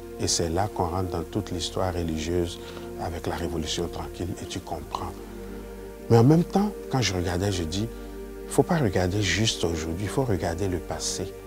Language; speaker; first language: French; non-native, local second language; Yoruba